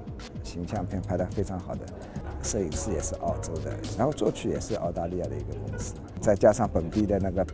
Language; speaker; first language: Chinese; native; Chinese